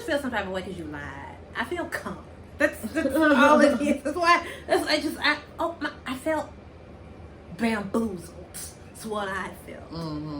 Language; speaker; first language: English; native; English